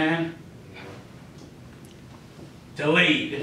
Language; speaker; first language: English; native; English